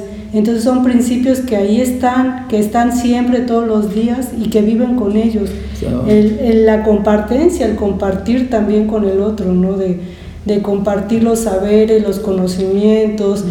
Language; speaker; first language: Spanish; native; Spanish